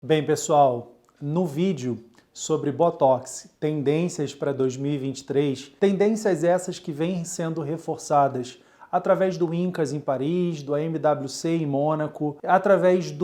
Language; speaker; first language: Portuguese; native; Portuguese